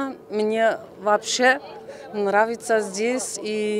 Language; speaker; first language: Russian; non-native, fluent; German